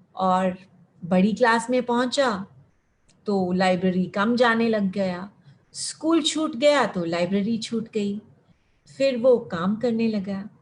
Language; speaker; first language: Hindi; early bilingual, heritage; Hindi